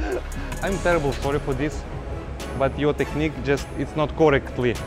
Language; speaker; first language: English; non-native, learner; Russian